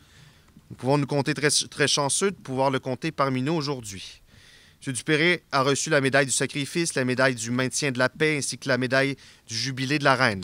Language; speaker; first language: French; native; French